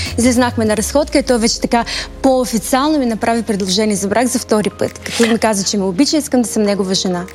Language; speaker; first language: Bulgarian; early bilingual, heritage; Bulgarian